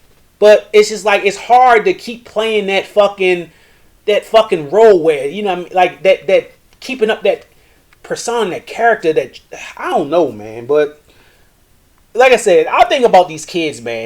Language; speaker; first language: English; native; English